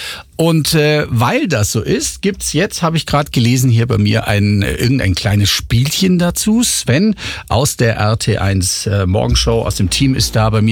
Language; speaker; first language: German; native; German